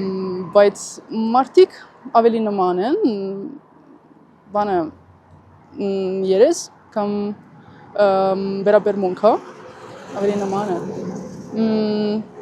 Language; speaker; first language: Armenian; non-native, learner; Italian